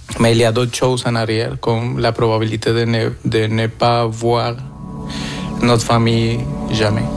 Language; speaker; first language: French; non-native, fluent; Spanish